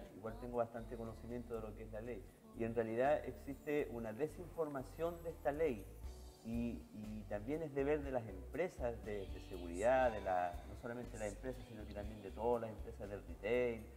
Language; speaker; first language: Spanish; native; Spanish